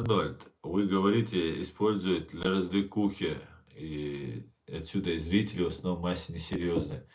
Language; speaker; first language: Russian; non-native, local second language; Chechen